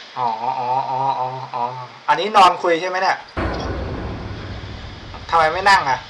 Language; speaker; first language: Thai; native; Thai